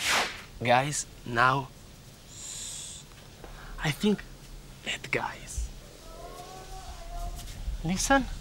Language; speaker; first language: English; non-native, learner; Italian